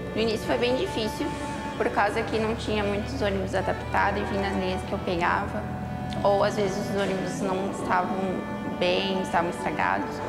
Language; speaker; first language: Portuguese; native; Portuguese